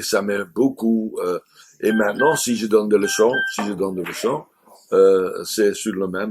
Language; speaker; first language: French; non-native, fluent; Dutch